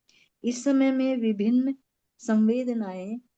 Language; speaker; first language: Hindi; native; Hindi